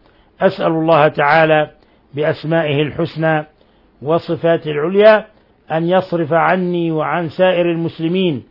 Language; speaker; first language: Arabic; native; Arabic